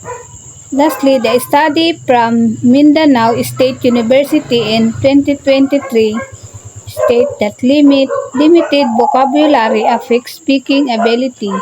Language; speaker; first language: English; non-native, local second language; Filipino